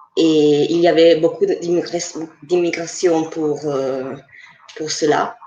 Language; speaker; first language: French; non-native, fluent; Italian